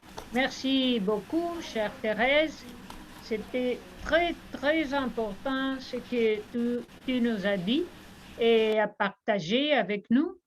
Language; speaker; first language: French; non-native, fluent; Spanish